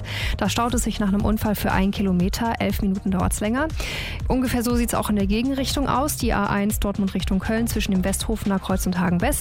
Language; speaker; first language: German; native; German